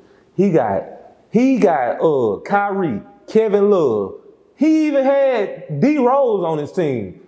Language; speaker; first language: English; native; English